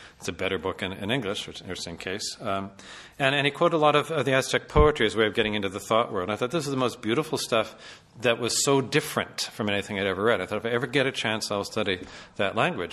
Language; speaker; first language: English; native; English